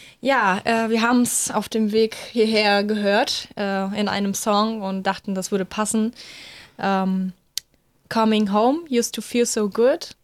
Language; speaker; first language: German; non-native, fluent; Bulgarian